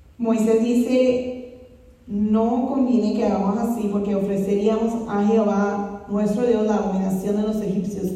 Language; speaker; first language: Spanish; non-native, fluent; English